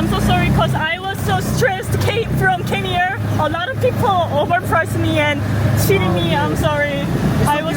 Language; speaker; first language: English; non-native, learner; Korean